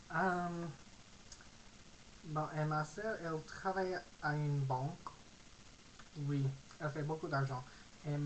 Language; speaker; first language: French; non-native, learner; English